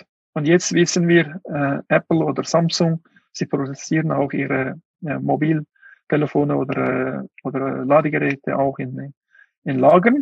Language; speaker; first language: German; non-native, fluent; Uyghur